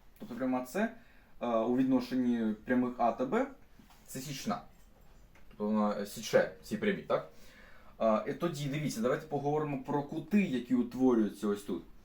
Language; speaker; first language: Ukrainian; non-native, local second language; Russian